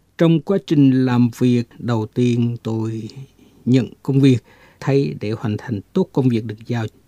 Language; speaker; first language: Vietnamese; non-native, local second language; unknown